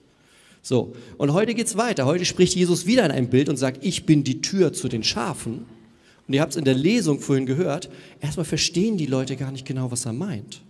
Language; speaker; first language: German; native; German